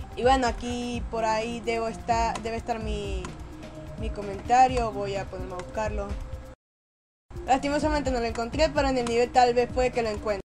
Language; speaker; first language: Spanish; native; Spanish